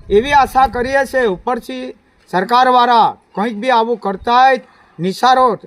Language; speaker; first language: Gujarati; non-native, local second language; Bhili